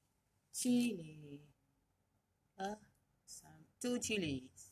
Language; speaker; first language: English; non-native, local second language; Malay